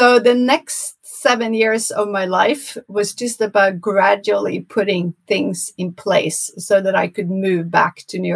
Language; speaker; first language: English; non-native, fluent; Norwegian